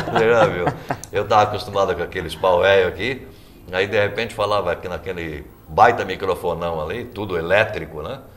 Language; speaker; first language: Portuguese; native; Portuguese